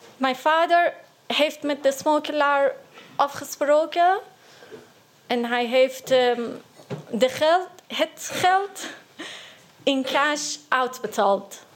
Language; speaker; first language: Dutch; non-native, learner; Persian